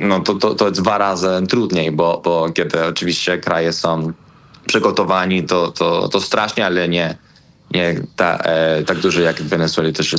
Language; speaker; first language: Polish; non-native, learner; Spanish